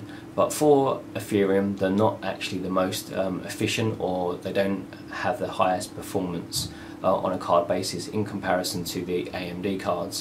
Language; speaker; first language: English; native; English